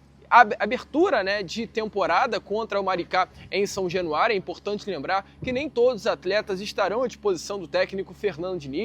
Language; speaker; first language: Portuguese; native; Portuguese